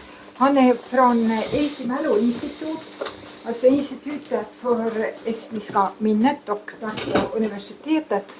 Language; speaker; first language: Swedish; non-native, fluent; Estonian